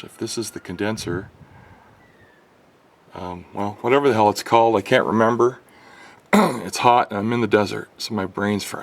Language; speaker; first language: English; native; English